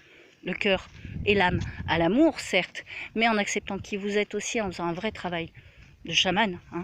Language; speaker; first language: French; native; French